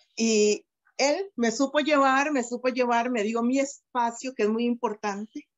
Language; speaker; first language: Spanish; native; Spanish